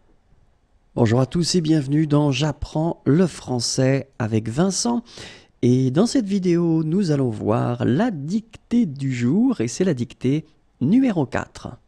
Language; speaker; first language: French; native; French